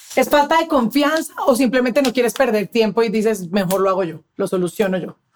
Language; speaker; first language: Spanish; native; Spanish